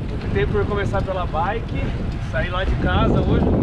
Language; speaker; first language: Portuguese; native; Portuguese